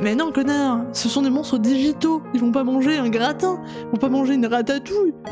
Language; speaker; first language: French; native; French